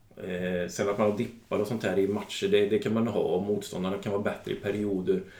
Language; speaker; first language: Swedish; native; Swedish